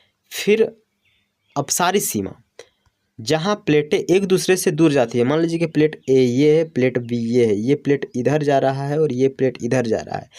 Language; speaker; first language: Hindi; native; Hindi